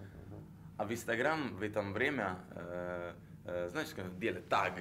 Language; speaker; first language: Russian; non-native, learner; Italian